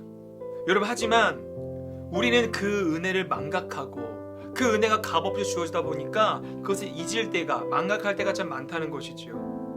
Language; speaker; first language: Korean; native; Korean